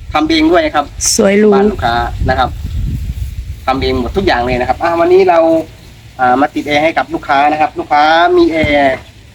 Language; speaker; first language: Thai; native; Thai